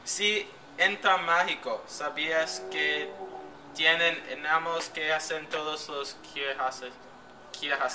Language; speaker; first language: Spanish; non-native, learner; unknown